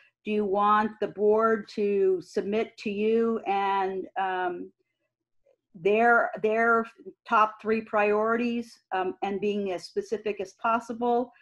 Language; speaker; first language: English; native; English